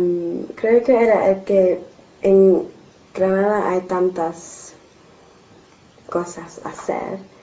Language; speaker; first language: Spanish; non-native, learner; English